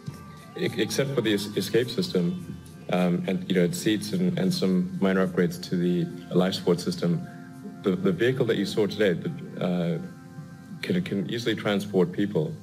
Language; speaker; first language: English; native; English